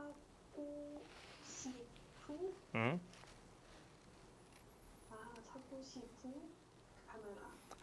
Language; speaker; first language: Korean; non-native, learner; English